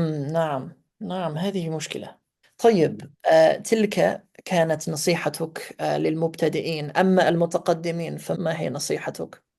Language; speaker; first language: Arabic; non-native, fluent; English